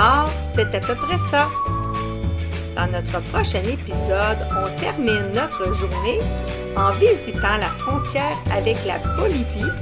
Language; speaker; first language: French; native; French